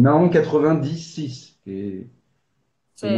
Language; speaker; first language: Portuguese; non-native, fluent; French